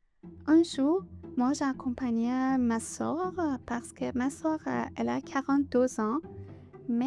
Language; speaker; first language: French; non-native, learner; Persian